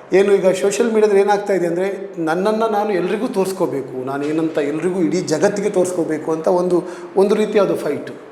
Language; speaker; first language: Kannada; native; Kannada